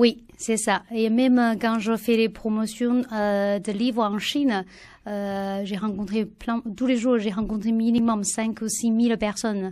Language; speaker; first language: French; non-native, learner; Chinese